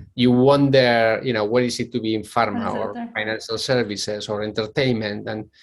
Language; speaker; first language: English; non-native, fluent; Spanish